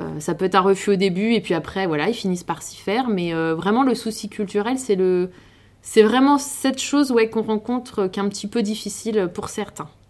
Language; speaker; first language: French; native; French